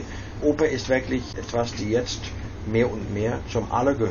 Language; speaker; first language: German; non-native, fluent; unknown